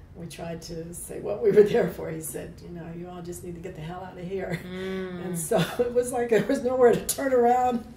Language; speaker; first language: English; native; English